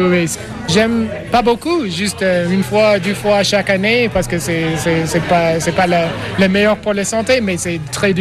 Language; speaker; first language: French; non-native, learner; English